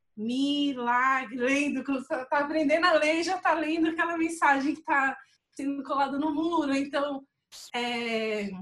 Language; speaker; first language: Portuguese; native; Portuguese